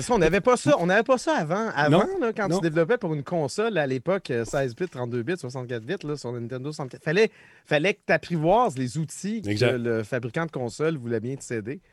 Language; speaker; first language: French; native; French